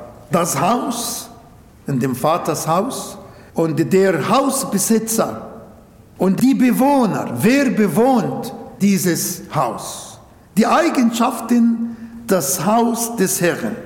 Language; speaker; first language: German; non-native, local second language; Arabic